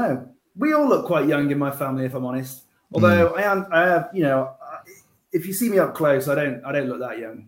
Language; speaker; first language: English; native; English